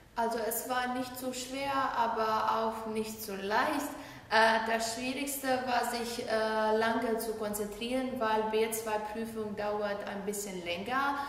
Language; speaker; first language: German; non-native, learner; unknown